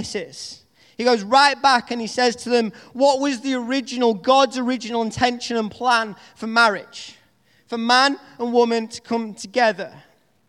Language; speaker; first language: English; native; English